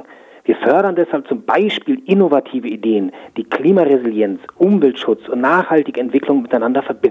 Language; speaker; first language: German; native; German